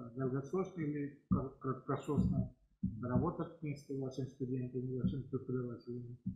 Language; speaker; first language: Russian; non-native, fluent; Assamese